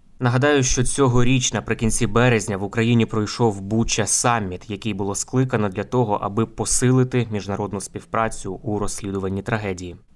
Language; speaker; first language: Ukrainian; native; Ukrainian